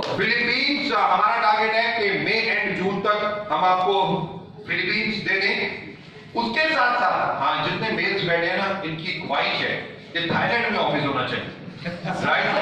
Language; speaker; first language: Hindi; native; Hindi